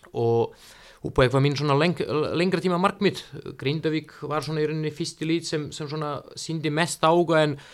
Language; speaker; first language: Icelandic; non-native, fluent; Serbian